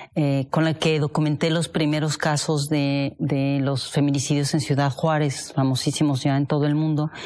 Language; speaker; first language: Spanish; native; Spanish